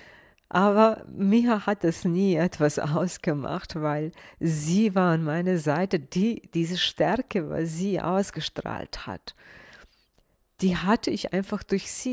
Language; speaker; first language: German; non-native, fluent; Bosnian